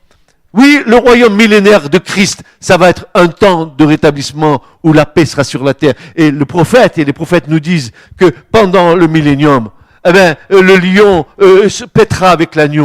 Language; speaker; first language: French; native; French